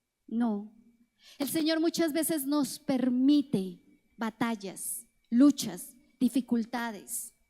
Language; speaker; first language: Spanish; native; Spanish